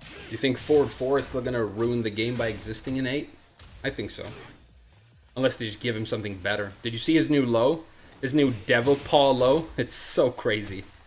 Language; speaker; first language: English; native; English